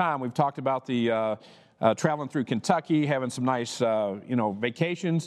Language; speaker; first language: English; native; English